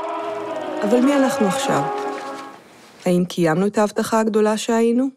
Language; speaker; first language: Hebrew; native; Hebrew